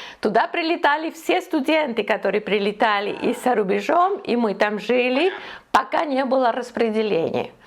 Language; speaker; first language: Russian; non-native, fluent; Spanish